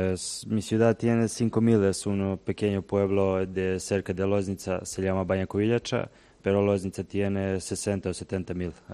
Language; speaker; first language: Spanish; non-native, learner; Serbian